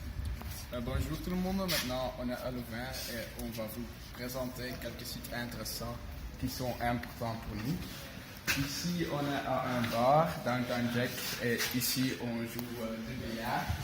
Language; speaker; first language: French; non-native, learner; Dutch